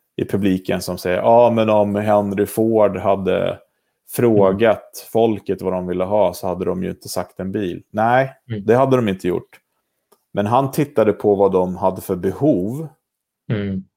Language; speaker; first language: Swedish; native; Swedish